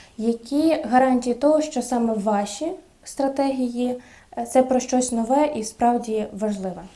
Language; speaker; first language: Ukrainian; native; Ukrainian